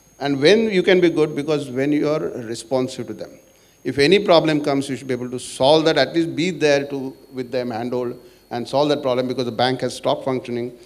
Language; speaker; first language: English; non-native, local second language; Marathi